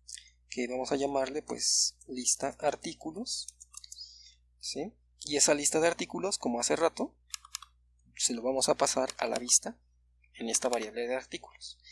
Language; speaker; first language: Spanish; native; Spanish